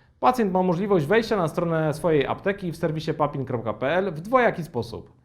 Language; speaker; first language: Polish; native; Polish